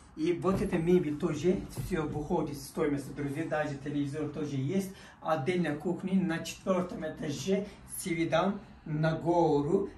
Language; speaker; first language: Russian; non-native, learner; Turkish